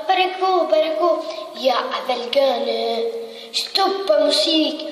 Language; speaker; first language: Norwegian; non-native, learner; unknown